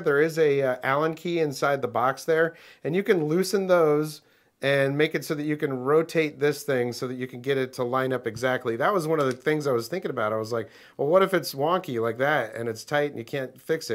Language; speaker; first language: English; native; English